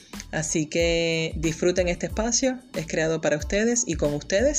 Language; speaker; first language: Spanish; early bilingual, heritage; Spanish